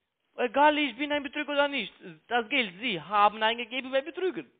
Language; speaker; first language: German; non-native, learner; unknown